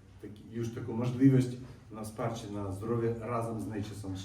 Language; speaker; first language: Polish; non-native, learner; Russian